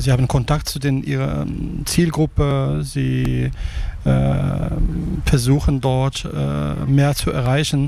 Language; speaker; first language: German; non-native, fluent; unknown